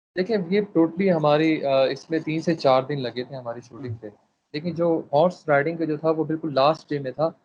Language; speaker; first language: Urdu; non-native, local second language; Pashto